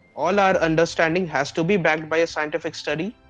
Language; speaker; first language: English; non-native, local second language; Bangla